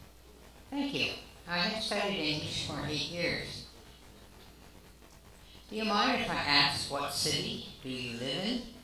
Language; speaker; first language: English; non-native, learner; Chinese